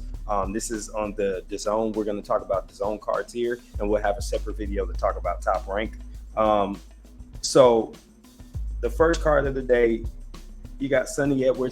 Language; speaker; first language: English; native; English